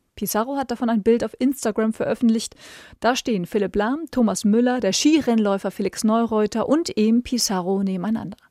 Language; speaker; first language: German; native; German